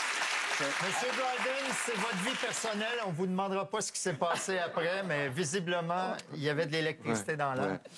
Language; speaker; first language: French; native; French